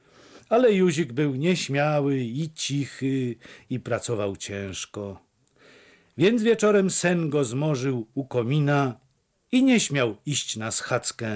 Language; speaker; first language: Polish; native; Polish